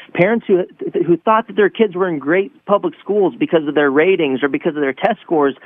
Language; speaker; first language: English; native; English